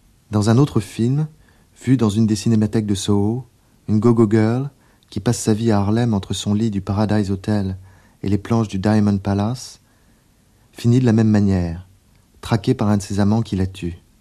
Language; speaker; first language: French; native; French